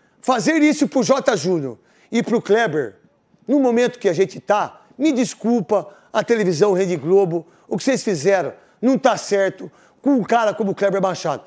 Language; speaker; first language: Portuguese; native; Portuguese